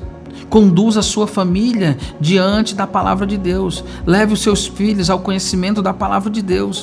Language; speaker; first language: Portuguese; native; Portuguese